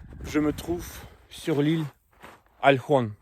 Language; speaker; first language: French; non-native, fluent; Russian